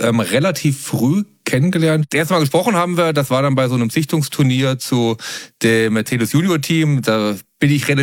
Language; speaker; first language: German; native; German